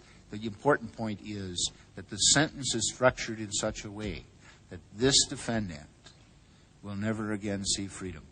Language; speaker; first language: English; native; English